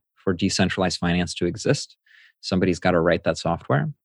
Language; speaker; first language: English; native; English